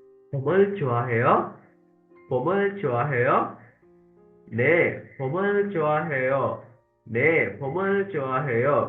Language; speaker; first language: Korean; non-native, learner; Sinhala